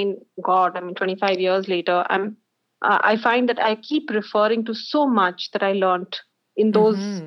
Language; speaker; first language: English; non-native, local second language; Hindi